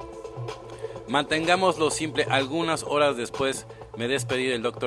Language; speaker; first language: Spanish; native; Spanish